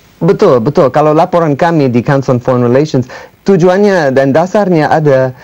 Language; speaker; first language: Indonesian; non-native, fluent; English